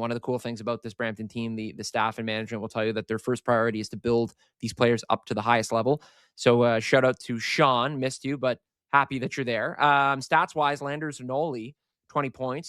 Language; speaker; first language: English; native; English